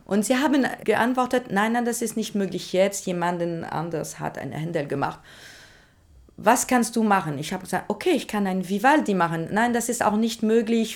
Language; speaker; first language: German; non-native, learner; French